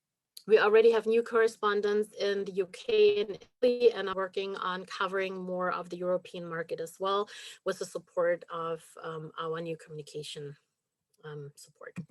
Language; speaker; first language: English; non-native, fluent; German